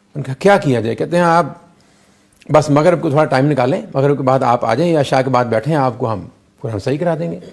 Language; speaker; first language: Urdu; non-native, local second language; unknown